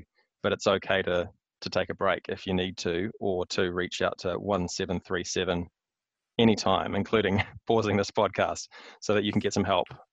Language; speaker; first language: English; native; English